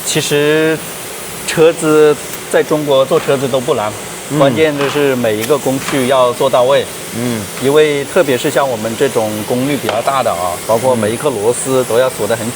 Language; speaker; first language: Chinese; native; Chinese